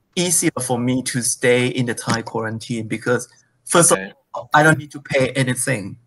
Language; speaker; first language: English; non-native, fluent; Thai